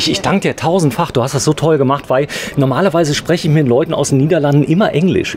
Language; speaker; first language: German; native; German